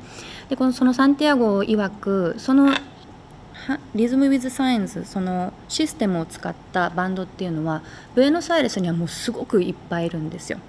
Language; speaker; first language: Japanese; native; Japanese